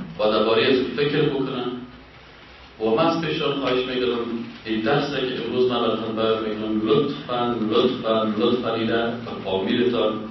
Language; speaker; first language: Persian; native; Persian